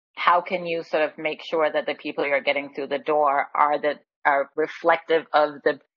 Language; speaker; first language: English; non-native, fluent; Danish